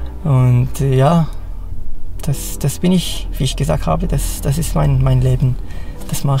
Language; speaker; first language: German; non-native, fluent; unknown